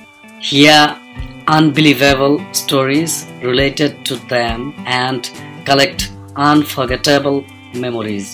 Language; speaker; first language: English; non-native, fluent; Bangla